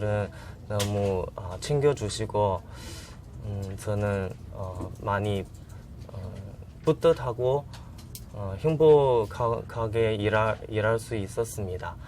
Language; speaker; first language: Korean; non-native, fluent; Chinese